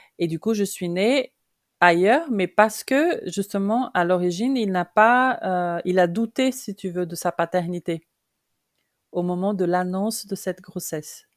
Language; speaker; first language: French; non-native, fluent; Portuguese